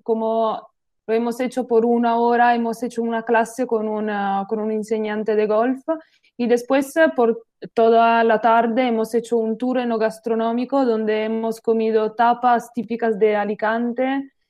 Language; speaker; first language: Spanish; non-native, learner; Italian